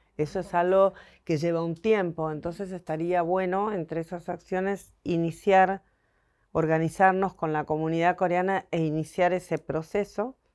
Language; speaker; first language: Spanish; native; Spanish